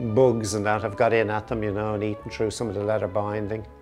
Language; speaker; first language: English; native; English